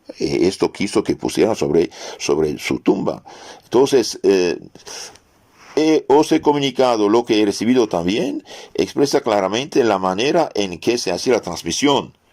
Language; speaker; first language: Spanish; non-native, fluent; French